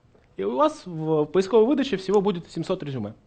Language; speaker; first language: Russian; native; Russian